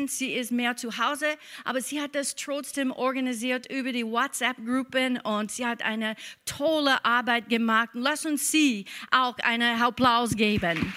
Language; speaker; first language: German; non-native, fluent; English